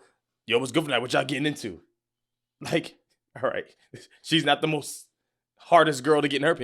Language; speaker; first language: English; native; English